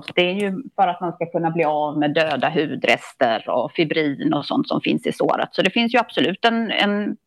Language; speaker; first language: Swedish; native; Swedish